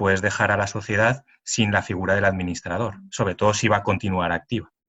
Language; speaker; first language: Spanish; native; Spanish